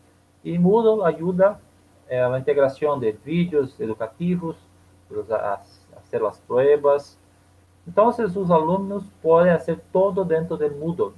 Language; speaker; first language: Spanish; non-native, learner; Portuguese